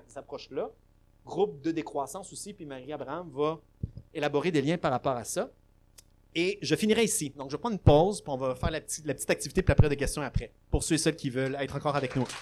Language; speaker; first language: French; native; French